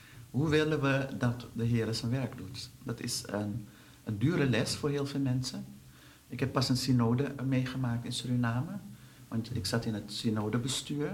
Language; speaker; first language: Dutch; non-native, local second language; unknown